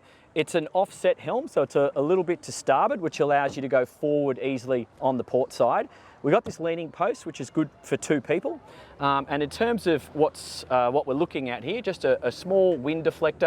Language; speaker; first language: English; native; English